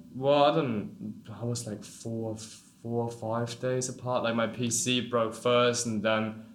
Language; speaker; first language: English; non-native, fluent; German